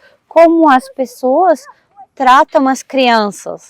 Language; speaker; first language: Portuguese; non-native, fluent; Russian